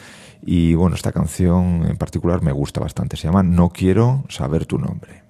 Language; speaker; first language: Spanish; native; Spanish